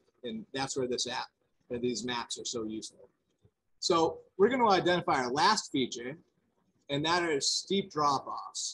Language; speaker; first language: English; native; English